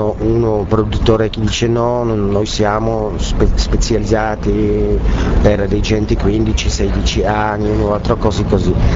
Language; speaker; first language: Italian; non-native, learner; Czech